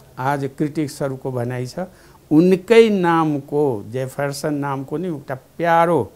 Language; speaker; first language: Nepali; non-native, local second language; Maithili